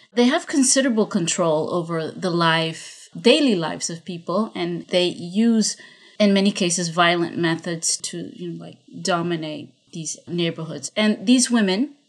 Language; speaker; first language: English; non-native, fluent; Spanish